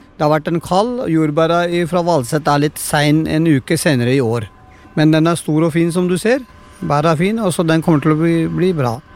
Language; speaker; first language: Norwegian; non-native, fluent; Punjabi